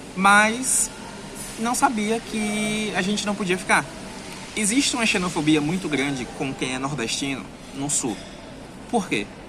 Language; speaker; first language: Portuguese; native; Portuguese